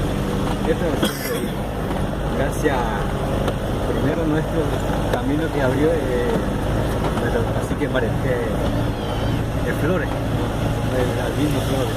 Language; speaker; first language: Spanish; non-native, local second language; Guarani